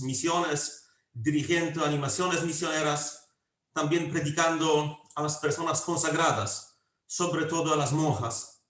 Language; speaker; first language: Spanish; non-native, fluent; Polish